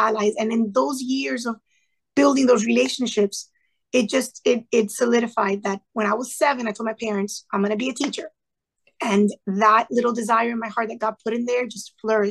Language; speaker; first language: English; early bilingual, other home language; Spanish